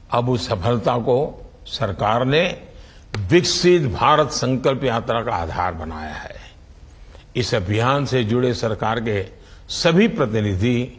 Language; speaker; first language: Hindi; non-native, local second language; Gujarati